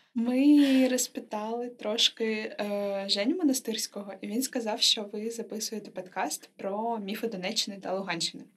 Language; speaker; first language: Ukrainian; native; Ukrainian